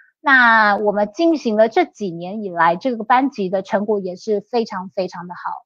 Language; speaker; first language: Chinese; native; Chinese